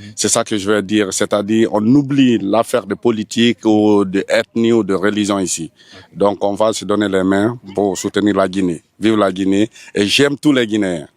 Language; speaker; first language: French; non-native, local second language; Fula